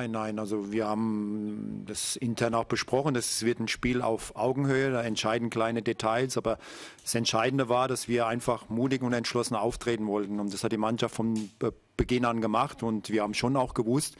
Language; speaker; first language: German; native; German